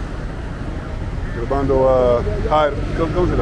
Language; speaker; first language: Spanish; non-native, learner; English